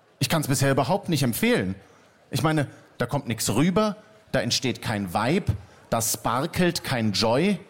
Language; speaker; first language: German; native; German